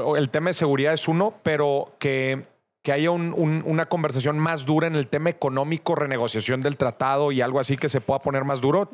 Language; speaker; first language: Spanish; native; Spanish